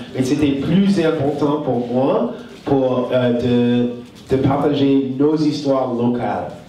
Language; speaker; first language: French; non-native, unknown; English